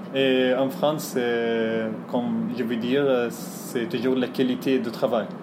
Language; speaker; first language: French; non-native, learner; Arabic